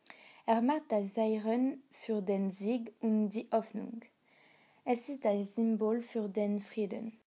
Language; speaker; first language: German; non-native, learner; French